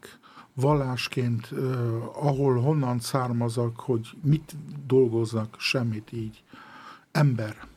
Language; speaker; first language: Hungarian; early bilingual, heritage; Hungarian